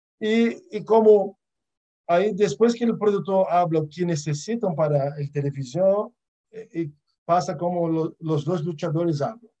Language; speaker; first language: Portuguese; early bilingual, other home language; Arabic